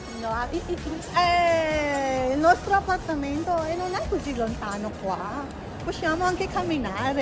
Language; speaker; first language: Italian; non-native, learner; Filipino